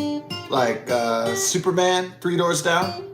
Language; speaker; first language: English; native; English